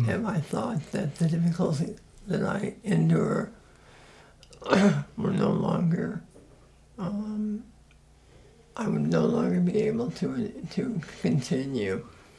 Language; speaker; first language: English; native; English